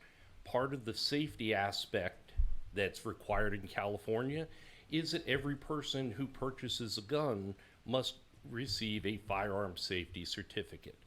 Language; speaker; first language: English; native; English